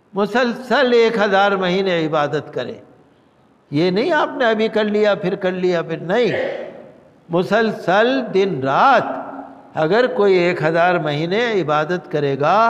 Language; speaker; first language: Urdu; native; Urdu